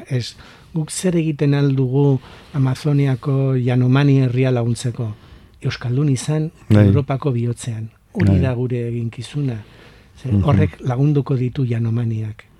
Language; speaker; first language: Basque; non-native, local second language; Spanish